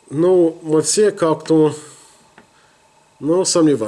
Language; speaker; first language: Russian; non-native, learner; English